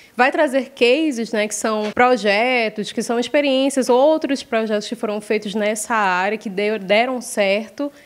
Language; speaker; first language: Portuguese; native; Portuguese